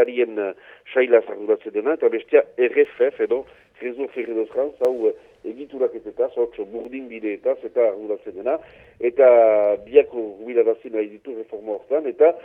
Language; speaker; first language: Basque; native; Basque